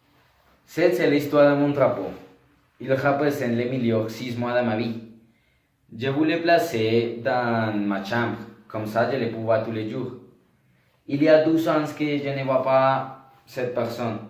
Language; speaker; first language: French; non-native, learner; Spanish